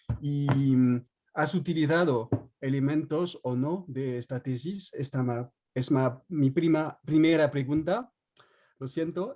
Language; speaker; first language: Spanish; non-native, fluent; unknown